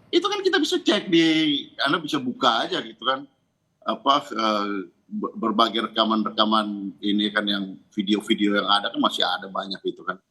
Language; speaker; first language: Indonesian; native; Indonesian